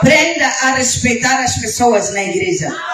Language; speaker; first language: Portuguese; non-native, local second language; Shona